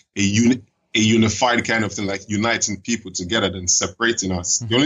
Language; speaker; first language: English; non-native, local second language; Igbo